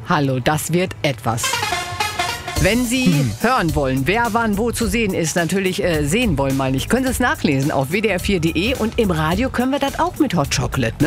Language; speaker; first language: German; native; German